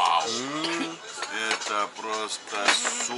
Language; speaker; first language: Russian; non-native, learner; English